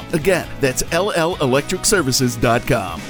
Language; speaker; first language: English; native; English